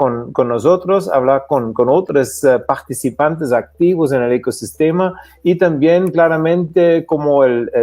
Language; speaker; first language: Spanish; non-native, fluent; German